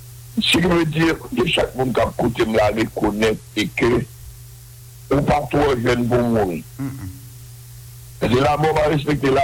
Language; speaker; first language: French; non-native, local second language; Haitian Creole